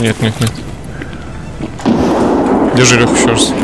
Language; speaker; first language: Russian; native; Russian